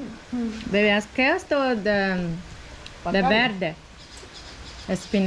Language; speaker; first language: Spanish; non-native, learner; Ukrainian